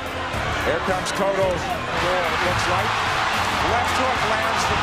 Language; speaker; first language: English; native; English